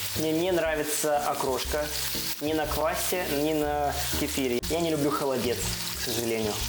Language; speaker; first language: Russian; early bilingual, heritage; Russian